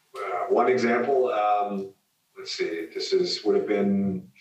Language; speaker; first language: English; native; English